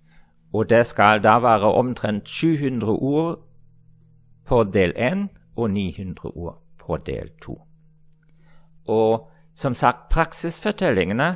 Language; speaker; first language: Norwegian; non-native, fluent; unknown